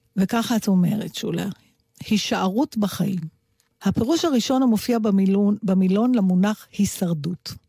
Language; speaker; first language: Hebrew; native; Hebrew